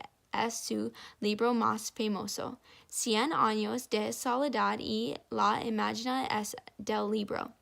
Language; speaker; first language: Spanish; non-native, learner; English